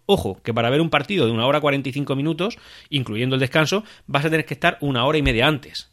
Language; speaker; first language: Spanish; native; Spanish